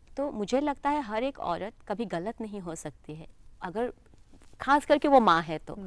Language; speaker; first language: Hindi; non-native, local second language; Assamese